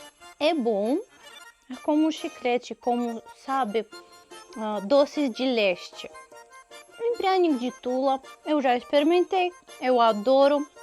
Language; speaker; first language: Portuguese; non-native, fluent; Russian